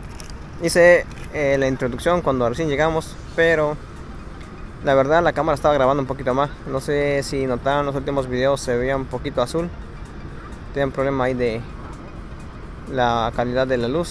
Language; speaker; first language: Spanish; native; Spanish